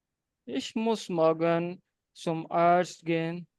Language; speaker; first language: German; non-native, learner; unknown